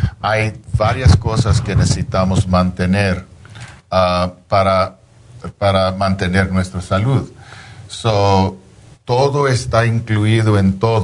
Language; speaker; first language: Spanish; non-native, fluent; English